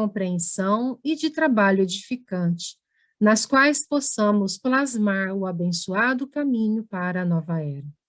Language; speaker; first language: Portuguese; native; Portuguese